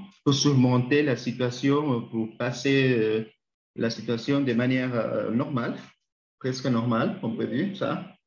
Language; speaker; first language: French; non-native, learner; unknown